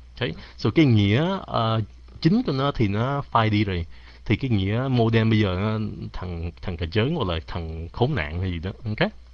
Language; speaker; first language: Vietnamese; early bilingual, heritage; Vietnamese